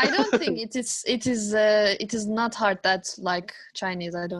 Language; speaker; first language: English; non-native, fluent; Turkish